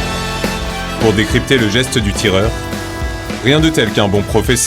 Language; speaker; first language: French; native; French